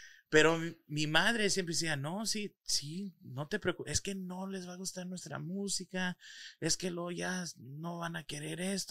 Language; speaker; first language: Spanish; early bilingual, heritage; Spanish